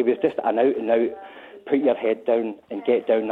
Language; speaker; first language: English; native; English